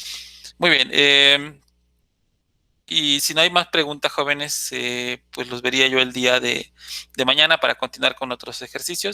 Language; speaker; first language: Spanish; native; Spanish